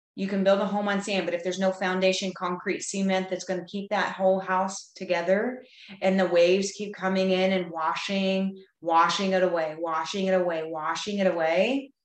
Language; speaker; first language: English; native; English